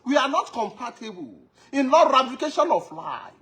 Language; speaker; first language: English; non-native, local second language; Yoruba